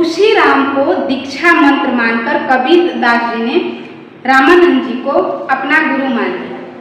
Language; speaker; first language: Hindi; native; Hindi